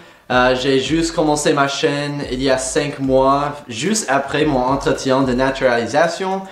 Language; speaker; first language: French; non-native, fluent; English